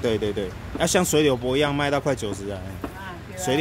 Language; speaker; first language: Chinese; native; Chinese